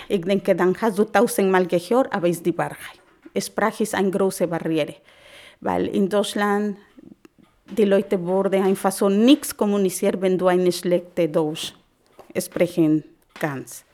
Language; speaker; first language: German; non-native, learner; Spanish